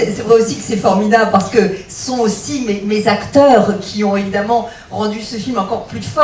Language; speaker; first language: French; native; French